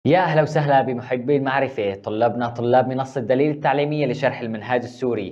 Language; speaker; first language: Arabic; native; Arabic